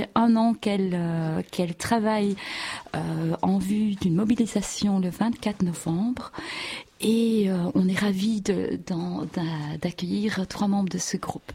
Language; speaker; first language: French; native; French